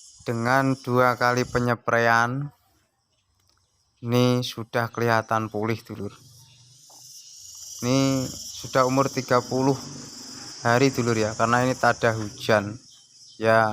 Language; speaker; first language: Indonesian; non-native, local second language; Javanese